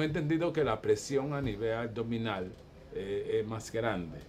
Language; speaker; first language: Spanish; native; Spanish